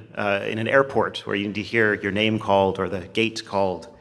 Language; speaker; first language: English; native; English